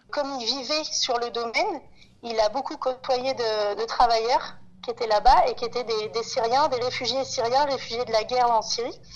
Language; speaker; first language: French; native; French